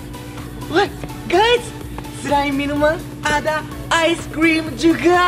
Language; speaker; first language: Indonesian; non-native, fluent; Japanese